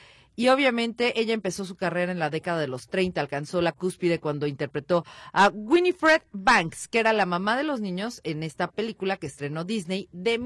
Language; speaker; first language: Spanish; native; Spanish